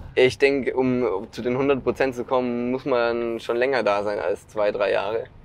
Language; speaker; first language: German; native; German